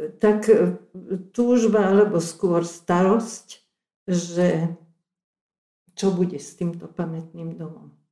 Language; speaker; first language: Slovak; non-native, local second language; Hungarian